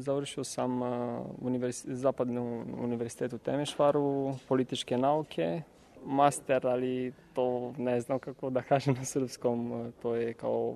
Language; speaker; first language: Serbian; non-native, learner; Romanian